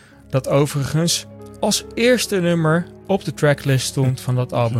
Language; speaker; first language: Dutch; native; Dutch